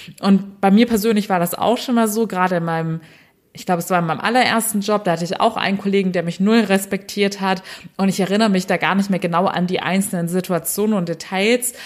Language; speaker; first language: German; early bilingual, other home language; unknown